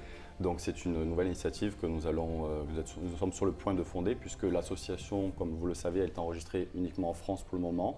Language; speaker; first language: French; native; French